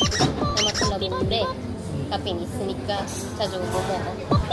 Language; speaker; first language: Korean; non-native, learner; Filipino